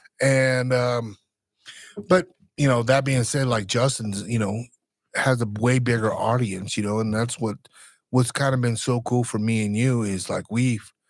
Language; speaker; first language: English; native; English